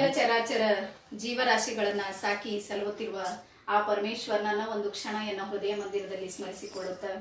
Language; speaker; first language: Kannada; native; Kannada